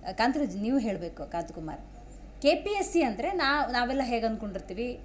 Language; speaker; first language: Kannada; native; Kannada